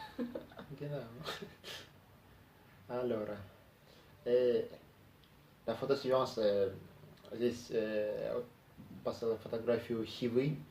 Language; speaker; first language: French; non-native, learner; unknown